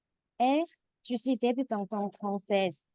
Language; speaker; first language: French; non-native, learner; Korean